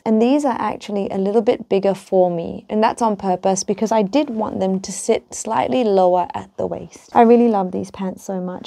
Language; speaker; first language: English; native; English